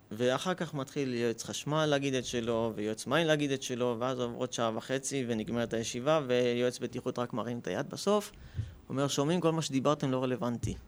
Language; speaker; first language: Hebrew; early bilingual, other home language; Russian